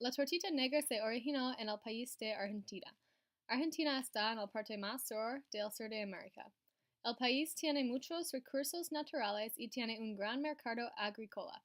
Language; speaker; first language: Spanish; non-native, learner; English